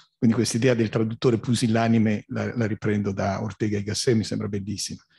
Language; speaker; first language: Italian; native; Italian